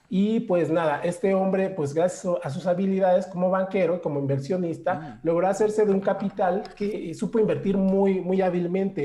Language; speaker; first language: Spanish; native; Spanish